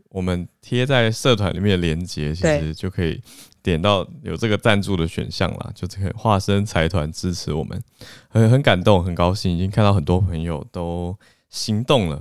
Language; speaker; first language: Chinese; native; Chinese